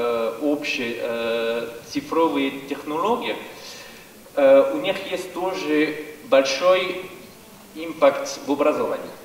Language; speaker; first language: Russian; non-native, fluent; French